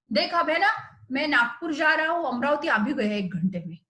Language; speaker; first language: Hindi; non-native, local second language; Marathi